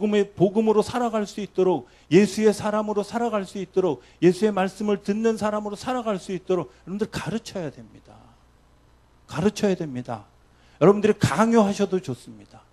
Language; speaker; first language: Korean; native; Korean